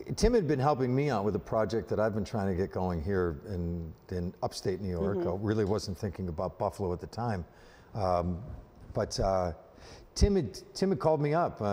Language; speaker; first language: English; native; English